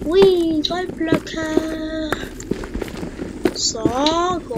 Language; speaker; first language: German; native; German